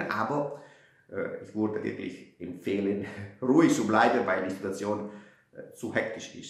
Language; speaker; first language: German; non-native, fluent; Italian